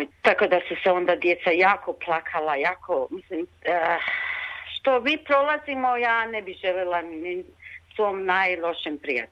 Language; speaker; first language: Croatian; early bilingual, other home language; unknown